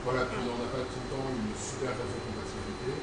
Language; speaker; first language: French; native; French